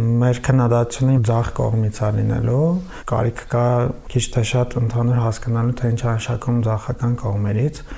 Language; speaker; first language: Armenian; native; Armenian